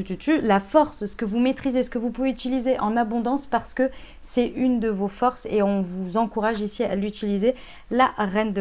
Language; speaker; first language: French; native; French